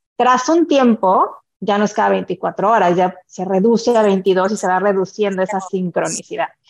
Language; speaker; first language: Spanish; native; Spanish